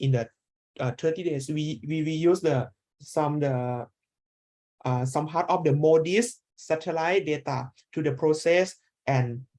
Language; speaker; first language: English; non-native, learner; Thai